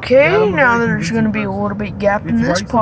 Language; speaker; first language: English; native; English